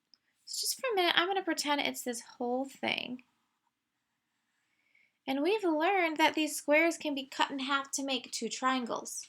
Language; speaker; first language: English; native; English